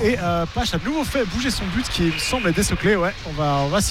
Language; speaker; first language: French; native; French